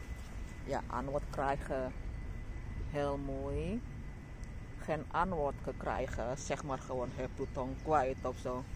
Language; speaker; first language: Dutch; non-native, fluent; Indonesian